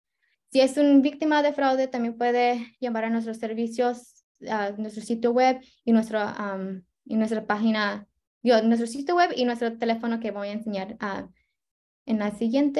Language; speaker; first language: Spanish; early bilingual, heritage; Spanish